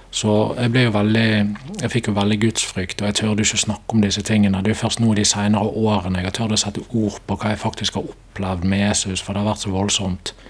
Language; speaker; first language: Norwegian; native; Norwegian